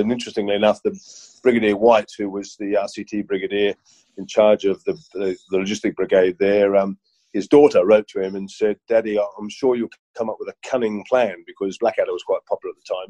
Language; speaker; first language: English; native; English